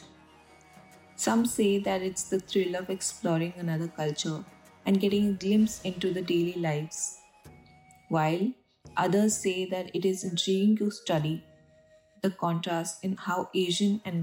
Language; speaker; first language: English; non-native, local second language; Hindi